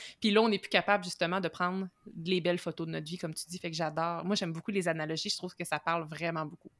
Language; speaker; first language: French; native; French